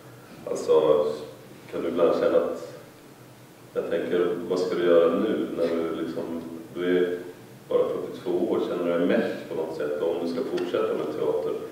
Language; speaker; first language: Swedish; native; Swedish